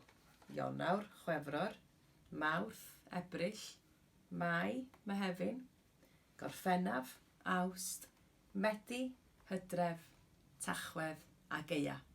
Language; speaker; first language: Welsh; native; Welsh